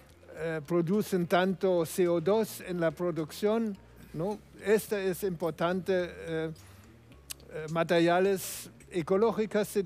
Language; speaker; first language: Spanish; non-native, fluent; German